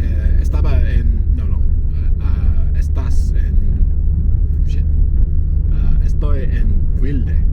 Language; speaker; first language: Spanish; non-native, learner; English